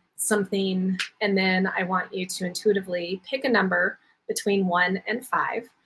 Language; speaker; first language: English; native; English